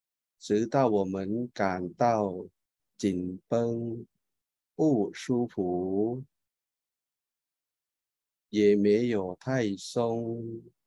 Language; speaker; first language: Chinese; non-native, fluent; Thai